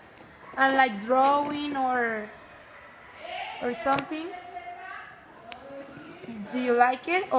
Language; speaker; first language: English; non-native, learner; Spanish